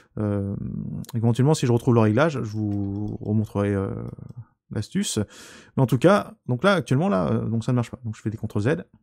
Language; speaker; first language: French; native; French